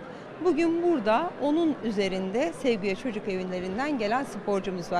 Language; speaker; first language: Turkish; native; Turkish